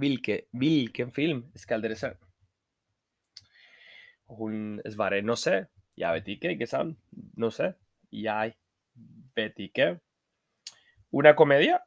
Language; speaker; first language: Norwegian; non-native, learner; Spanish